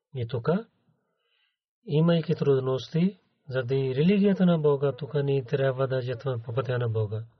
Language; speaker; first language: Bulgarian; non-native, learner; Urdu